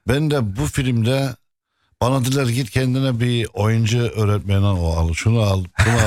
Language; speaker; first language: Turkish; non-native, fluent; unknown